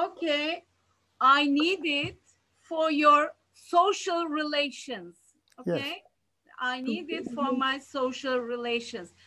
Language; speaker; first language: English; non-native, fluent; Turkish